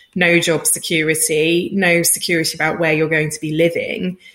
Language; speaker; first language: English; native; English